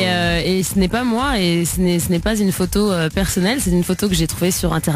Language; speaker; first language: French; native; French